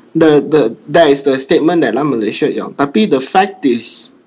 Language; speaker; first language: English; non-native, local second language; Min Nan Chinese